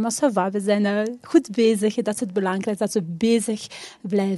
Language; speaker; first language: Dutch; non-native, local second language; French